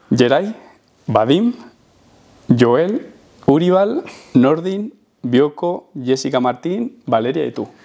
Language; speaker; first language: Spanish; native; Spanish